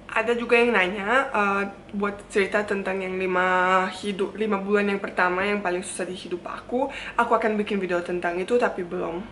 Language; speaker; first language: Indonesian; non-native, fluent; Bosnian